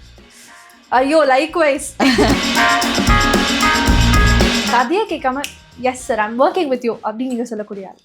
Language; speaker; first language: Tamil; native; Tamil